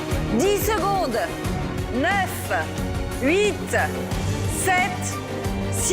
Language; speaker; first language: French; native; French